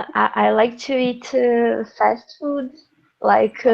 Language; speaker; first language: English; non-native, learner; Portuguese